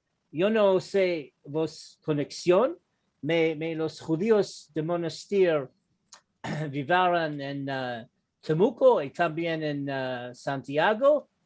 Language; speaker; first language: Spanish; non-native, learner; English